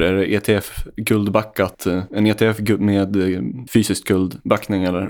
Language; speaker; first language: Swedish; native; Swedish